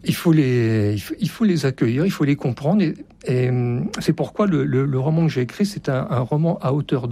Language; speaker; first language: French; native; French